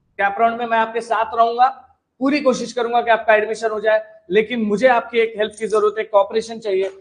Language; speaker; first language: Hindi; non-native, local second language; Marathi